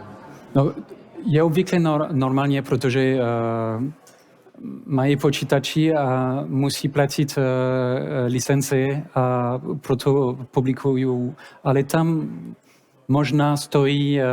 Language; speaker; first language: Czech; non-native, learner; French